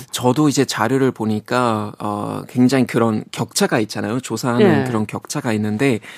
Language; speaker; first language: Korean; non-native, fluent; German